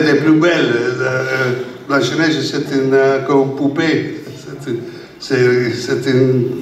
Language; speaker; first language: French; non-native, learner; Italian